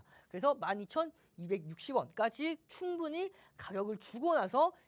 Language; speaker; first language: Korean; native; Korean